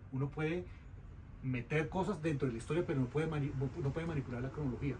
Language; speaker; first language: Spanish; native; Spanish